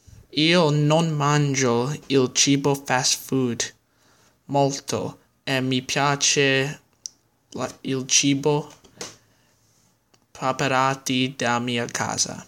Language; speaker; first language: Italian; non-native, learner; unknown